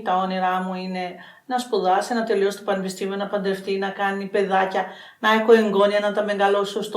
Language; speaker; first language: Greek; non-native, fluent; Albanian